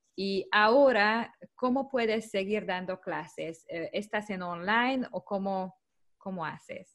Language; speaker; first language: Spanish; non-native, learner; Hungarian